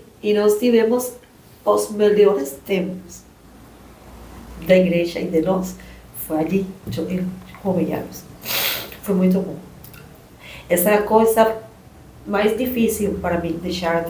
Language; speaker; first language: Portuguese; non-native, learner; Spanish